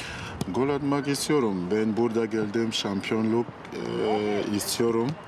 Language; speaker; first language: Turkish; non-native, learner; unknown